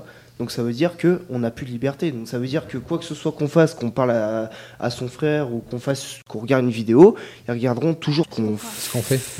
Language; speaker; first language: French; native; French